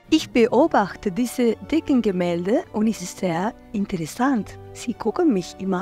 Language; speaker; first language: German; non-native, fluent; Italian